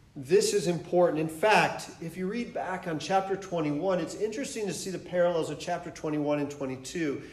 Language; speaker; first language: English; native; English